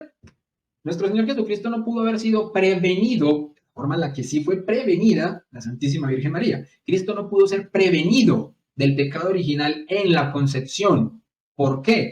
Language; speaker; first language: Spanish; native; Spanish